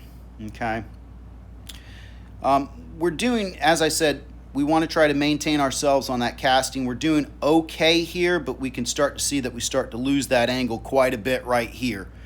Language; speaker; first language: English; native; English